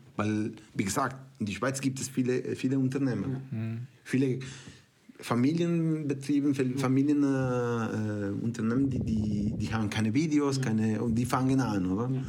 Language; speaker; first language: German; non-native, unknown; Spanish